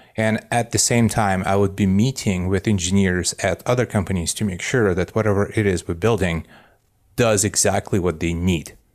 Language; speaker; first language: English; non-native, fluent; Russian